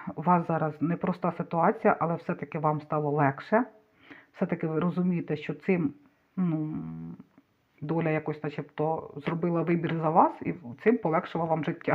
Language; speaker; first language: Ukrainian; non-native, local second language; Russian